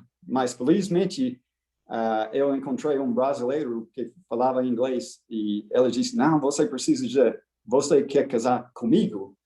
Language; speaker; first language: Portuguese; non-native, fluent; English